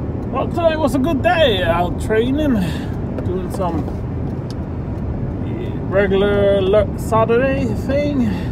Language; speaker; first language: English; native; English